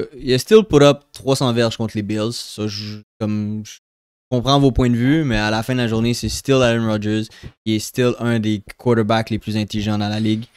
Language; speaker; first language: French; native; French